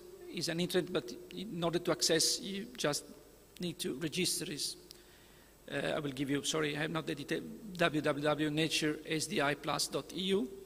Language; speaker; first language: English; non-native, fluent; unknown